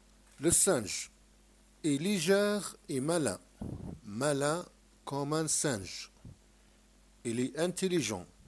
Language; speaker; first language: French; non-native, local second language; Arabic